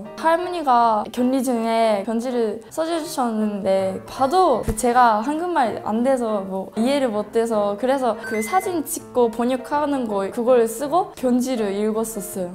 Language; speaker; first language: Korean; non-native, learner; Japanese